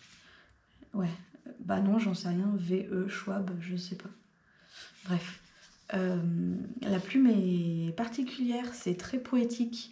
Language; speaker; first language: French; native; French